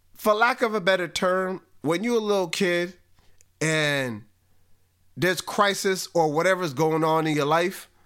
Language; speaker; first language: English; native; English